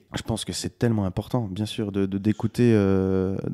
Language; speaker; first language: French; native; French